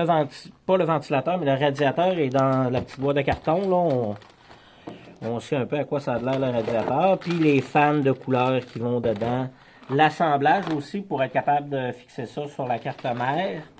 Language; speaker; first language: French; native; French